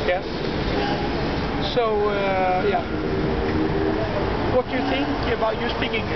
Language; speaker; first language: English; non-native, fluent; Swedish